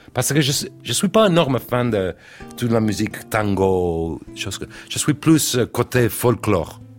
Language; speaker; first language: French; non-native, learner; English